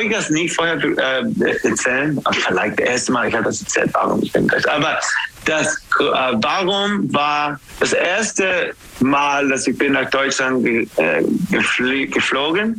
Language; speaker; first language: German; non-native, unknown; English